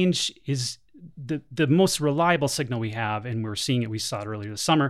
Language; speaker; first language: English; native; English